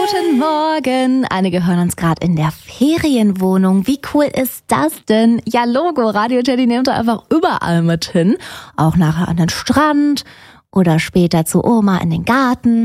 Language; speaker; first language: German; native; German